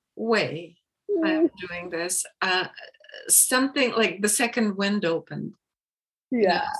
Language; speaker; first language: English; non-native, fluent; Russian